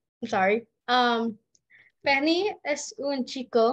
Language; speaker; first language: Spanish; non-native, learner; English